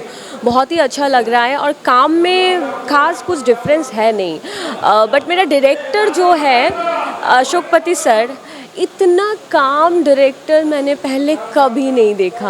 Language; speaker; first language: Hindi; non-native, local second language; Bangla